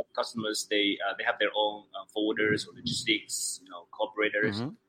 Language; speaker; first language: English; non-native, fluent; Chinese